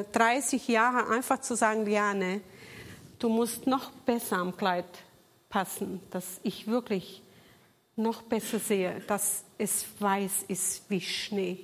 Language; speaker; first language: German; non-native, fluent; Portuguese